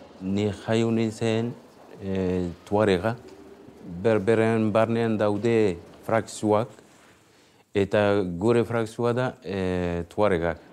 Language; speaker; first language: Basque; non-native, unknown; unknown